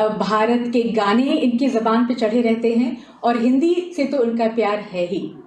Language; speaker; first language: Hindi; native; Hindi